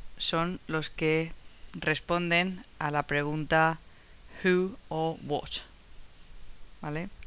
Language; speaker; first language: Spanish; non-native, fluent; English